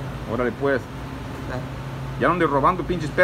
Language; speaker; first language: Spanish; native; Spanish